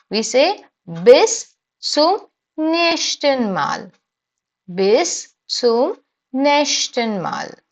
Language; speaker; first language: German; non-native, fluent; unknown